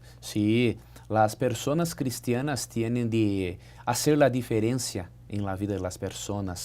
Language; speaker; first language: Spanish; non-native, fluent; Portuguese